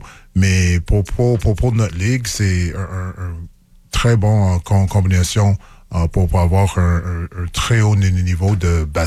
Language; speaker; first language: French; non-native, local second language; English